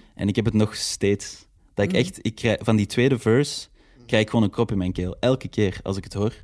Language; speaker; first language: Dutch; native; Dutch